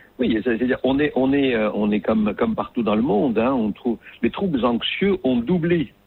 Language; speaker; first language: French; non-native, local second language; Arabic